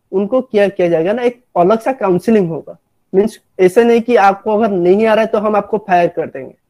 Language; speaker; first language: Hindi; non-native, local second language; Odia